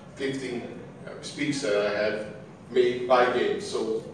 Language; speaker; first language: English; non-native, learner; Portuguese